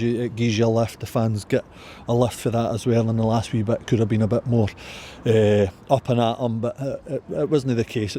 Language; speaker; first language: English; native; English